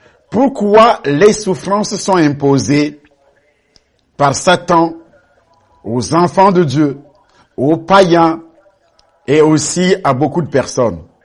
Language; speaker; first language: French; non-native, local second language; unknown